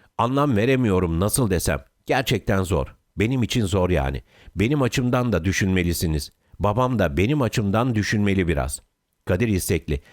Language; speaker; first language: Turkish; native; Turkish